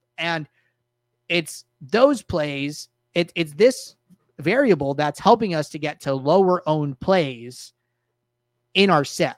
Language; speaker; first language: English; native; English